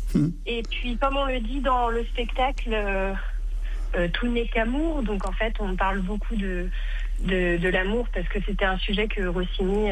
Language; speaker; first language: French; native; French